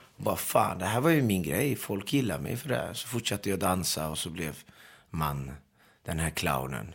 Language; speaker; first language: Swedish; early bilingual, other home language; Persian